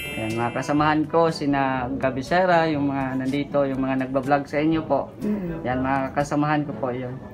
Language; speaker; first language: Filipino; non-native, local second language; Cebuano